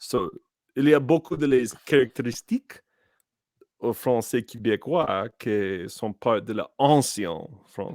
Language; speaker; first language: French; non-native, learner; English